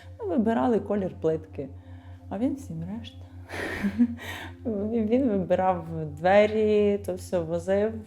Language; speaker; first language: Ukrainian; native; Ukrainian